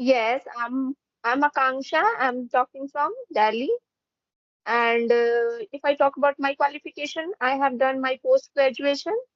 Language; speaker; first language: English; non-native, fluent; Hindi